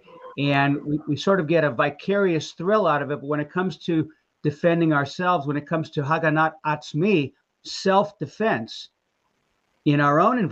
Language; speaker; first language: English; native; English